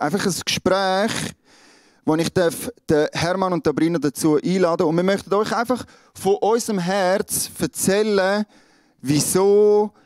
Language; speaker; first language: German; native; German